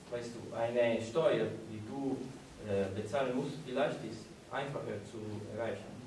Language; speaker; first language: German; non-native, learner; Italian